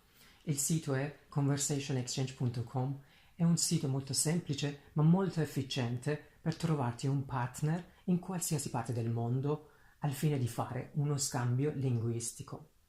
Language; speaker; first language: Italian; non-native, fluent; Persian